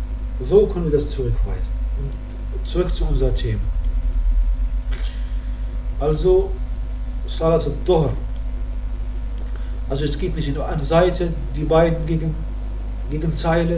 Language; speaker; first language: German; non-native, learner; Arabic